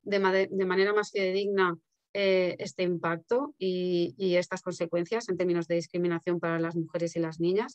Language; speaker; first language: Spanish; native; Spanish